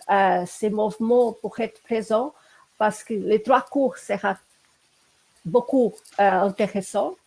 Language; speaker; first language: French; non-native, fluent; Portuguese